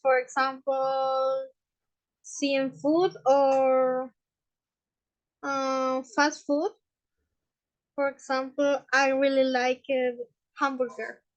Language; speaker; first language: English; non-native, learner; Spanish